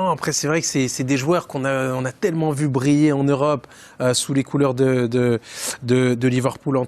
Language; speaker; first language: French; native; French